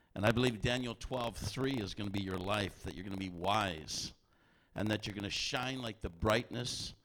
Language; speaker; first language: English; native; English